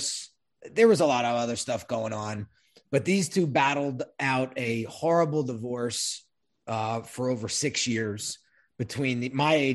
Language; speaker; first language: English; native; English